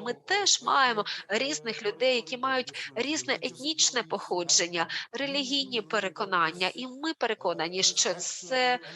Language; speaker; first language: Ukrainian; non-native, fluent; Turkish